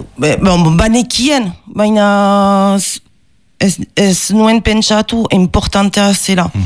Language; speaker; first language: Basque; non-native, local second language; French